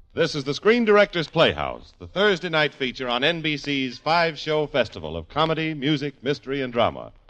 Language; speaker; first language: English; native; English